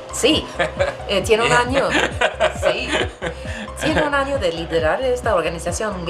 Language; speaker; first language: Spanish; non-native, fluent; Swedish